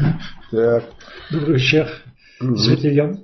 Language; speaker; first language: Russian; non-native, fluent; French